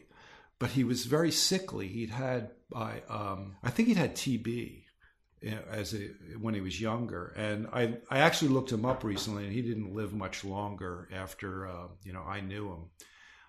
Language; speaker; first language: English; native; English